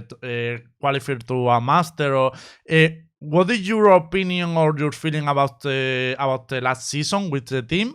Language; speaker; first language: English; non-native, learner; Spanish